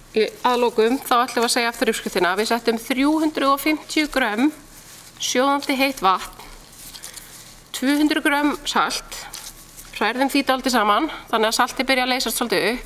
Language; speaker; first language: Icelandic; native; Icelandic